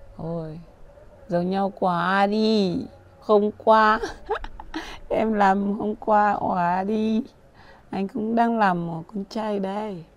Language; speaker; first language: Vietnamese; non-native, learner; Portuguese